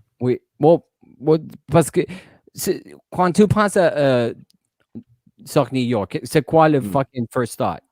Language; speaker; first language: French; non-native, learner; Spanish